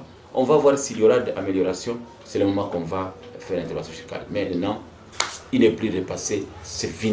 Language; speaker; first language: French; non-native, local second language; Swahili